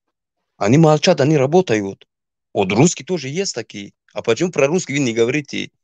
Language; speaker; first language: Russian; non-native, local second language; Tajik